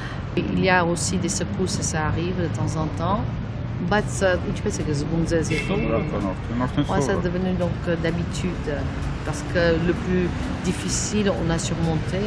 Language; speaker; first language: French; non-native, fluent; Armenian